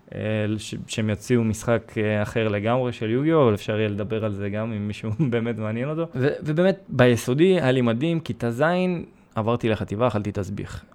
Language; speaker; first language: Hebrew; early bilingual, other home language; Russian